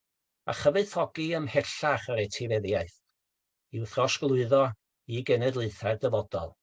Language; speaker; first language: Welsh; native; Welsh